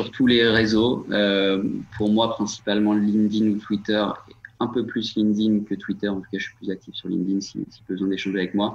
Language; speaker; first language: French; native; French